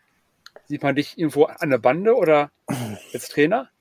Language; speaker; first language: German; native; German